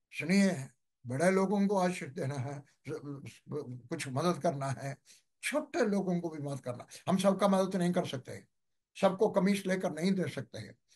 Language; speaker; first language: Hindi; non-native, local second language; Malayalam